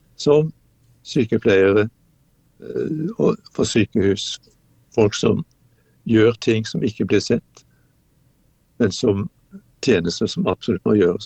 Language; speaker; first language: Norwegian; native; Norwegian